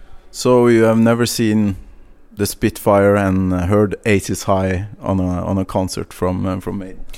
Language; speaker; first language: English; non-native, fluent; Norwegian